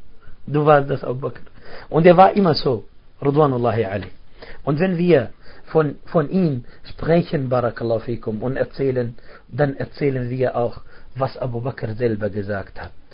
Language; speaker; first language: German; non-native, fluent; Arabic